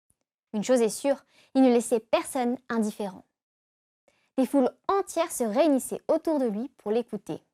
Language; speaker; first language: French; native; French